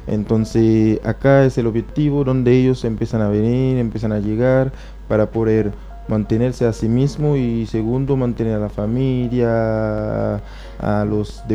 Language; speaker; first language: Spanish; non-native, fluent; Haitian Creole